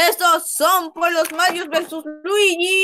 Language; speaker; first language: Spanish; native; Spanish